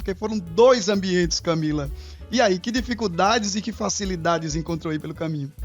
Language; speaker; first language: Portuguese; native; Portuguese